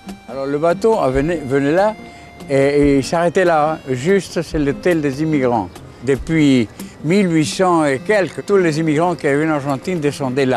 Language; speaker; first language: French; early bilingual, heritage; French